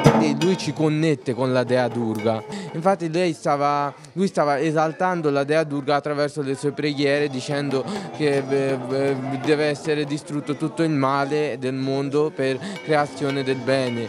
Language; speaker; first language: Italian; non-native, fluent; Bangla